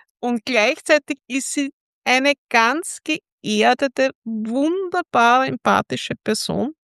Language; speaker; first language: German; native; German